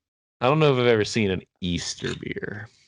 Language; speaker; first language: English; native; English